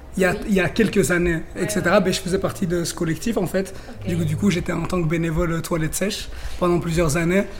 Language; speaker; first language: French; native; French